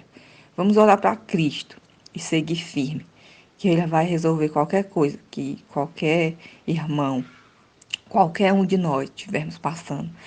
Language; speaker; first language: Portuguese; native; Portuguese